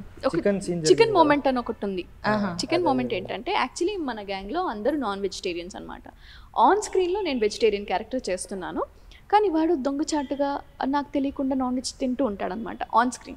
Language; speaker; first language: Telugu; non-native, learner; Kannada